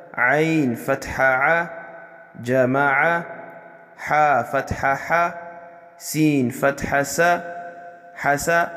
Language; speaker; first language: Arabic; non-native, fluent; Kinyarwanda